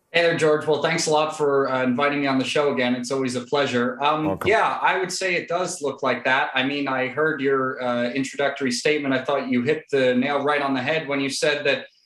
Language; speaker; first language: English; native; English